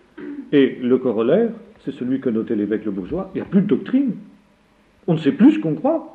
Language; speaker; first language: French; native; French